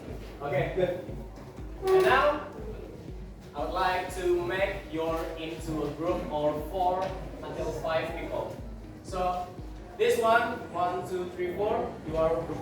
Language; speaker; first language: English; non-native, learner; Indonesian